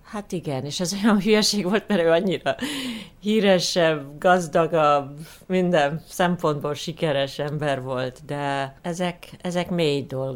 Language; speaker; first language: Hungarian; early bilingual, heritage; Hungarian